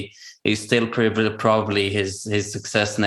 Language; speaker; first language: English; non-native, fluent; Hebrew